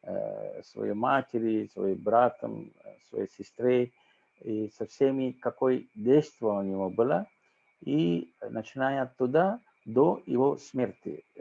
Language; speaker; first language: Russian; non-native, fluent; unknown